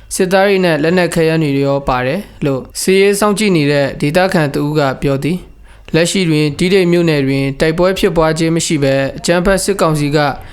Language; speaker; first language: Burmese; non-native, local second language; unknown